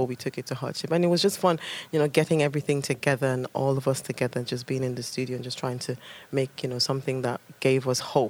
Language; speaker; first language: English; non-native, local second language; Ibibio